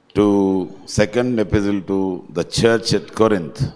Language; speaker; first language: English; non-native, local second language; Telugu